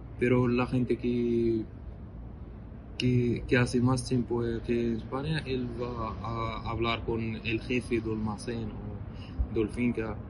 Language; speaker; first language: Spanish; non-native, learner; Arabic